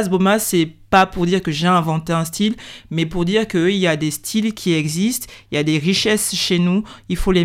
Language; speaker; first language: French; native; French